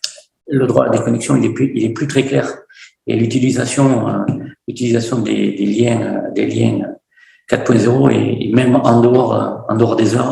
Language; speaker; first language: French; native; French